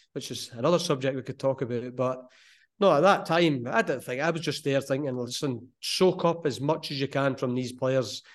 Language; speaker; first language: English; native; English